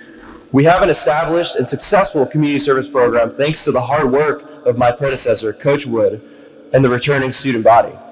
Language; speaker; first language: English; native; English